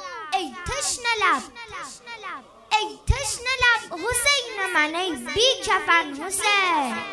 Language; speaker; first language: Persian; native; Persian